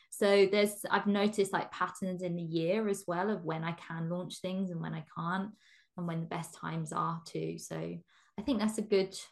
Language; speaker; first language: English; native; English